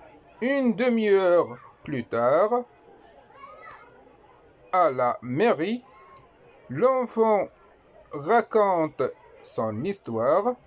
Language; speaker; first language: French; non-native, local second language; Arabic